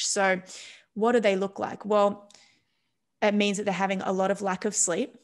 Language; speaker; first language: English; native; English